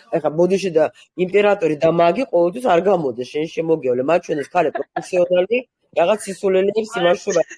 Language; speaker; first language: Georgian; early bilingual, heritage; Georgian